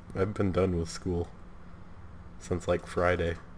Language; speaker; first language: English; native; English